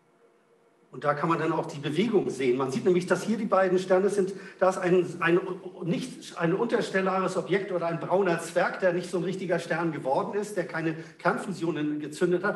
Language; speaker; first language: German; native; German